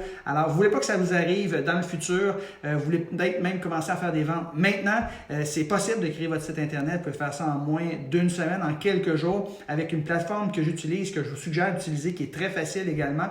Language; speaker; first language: French; native; French